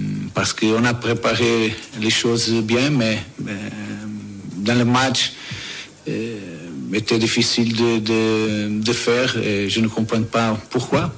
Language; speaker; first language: French; non-native, learner; Portuguese